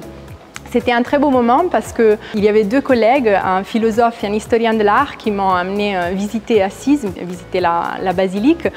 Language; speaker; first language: French; non-native, fluent; Italian